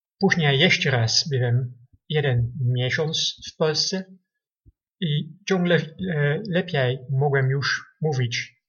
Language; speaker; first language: Polish; non-native, learner; Dutch